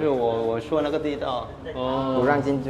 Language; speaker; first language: Chinese; non-native, fluent; Vietnamese